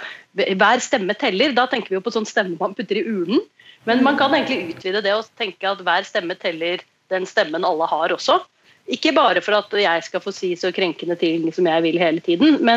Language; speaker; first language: Norwegian; native; Norwegian